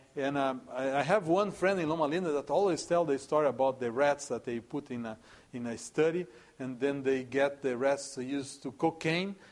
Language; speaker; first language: English; non-native, fluent; Portuguese